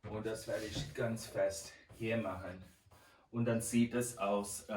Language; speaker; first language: German; non-native, fluent; English